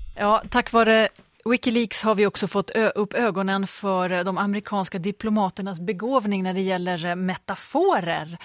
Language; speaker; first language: Swedish; native; Swedish